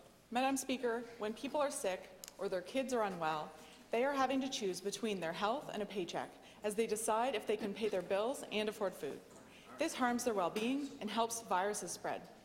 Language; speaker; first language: English; native; English